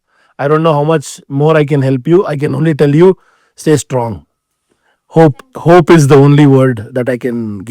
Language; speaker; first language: English; non-native, local second language; Kannada